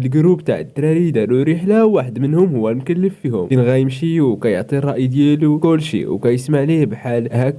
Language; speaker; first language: Arabic; native; Arabic